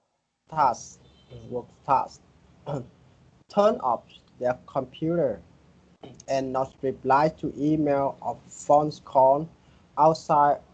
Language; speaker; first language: English; non-native, learner; Vietnamese